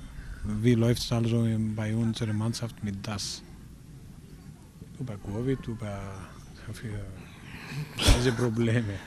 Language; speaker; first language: German; non-native, learner; Greek